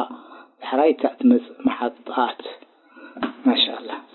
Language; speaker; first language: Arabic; non-native, fluent; Tigrinya